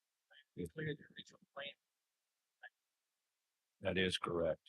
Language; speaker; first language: English; native; English